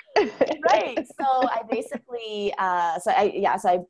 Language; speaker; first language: English; non-native, fluent; Chinese